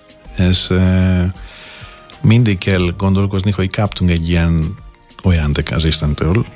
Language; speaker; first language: Hungarian; non-native, fluent; Greek